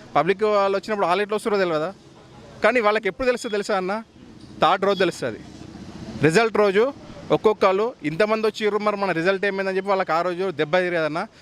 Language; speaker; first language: Telugu; native; Telugu